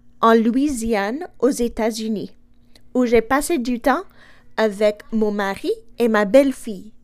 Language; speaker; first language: French; non-native, fluent; English